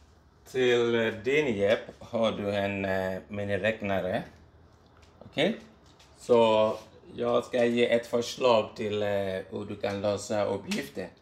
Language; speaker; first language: Swedish; non-native, fluent; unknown